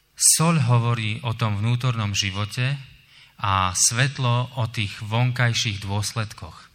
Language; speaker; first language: Slovak; native; Slovak